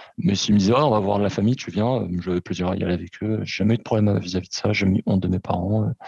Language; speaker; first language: French; early bilingual, other home language; Portuguese